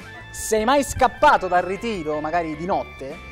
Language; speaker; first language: Italian; native; Italian